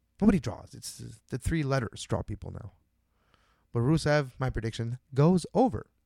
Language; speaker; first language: English; non-native, local second language; French